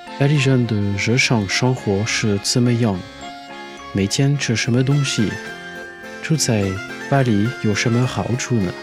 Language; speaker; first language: Chinese; non-native, learner; French